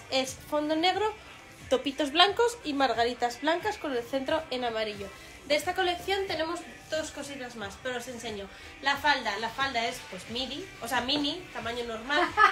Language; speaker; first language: Spanish; native; Spanish